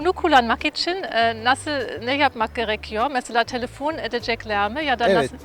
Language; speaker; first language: Turkish; non-native, fluent; German